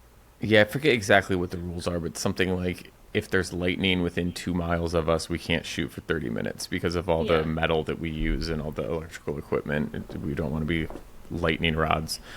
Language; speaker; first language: English; native; English